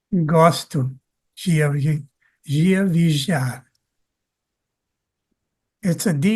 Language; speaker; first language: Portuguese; non-native, learner; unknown